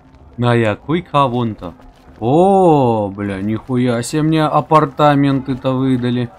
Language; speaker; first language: Russian; native; Russian